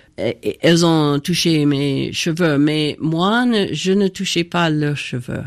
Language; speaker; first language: French; non-native, fluent; English